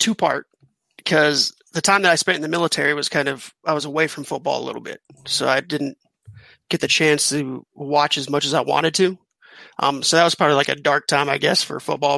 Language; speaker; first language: English; native; English